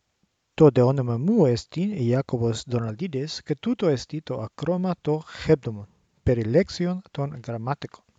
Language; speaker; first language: Greek; non-native, learner; English